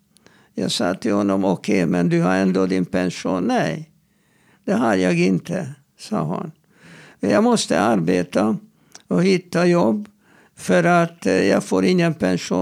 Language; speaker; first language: Swedish; non-native, fluent; Hungarian